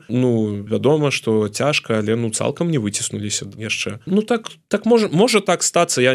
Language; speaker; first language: Belarusian; non-native, local second language; Russian